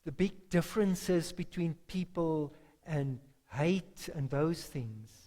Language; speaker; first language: English; non-native, local second language; Afrikaans